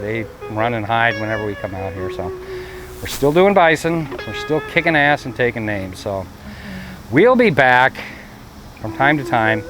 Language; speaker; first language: English; native; English